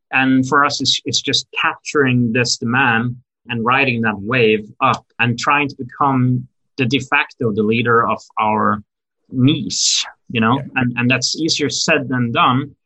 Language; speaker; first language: English; non-native, fluent; Norwegian